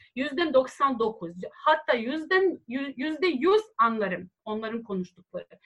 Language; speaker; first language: Turkish; non-native, fluent; Serbian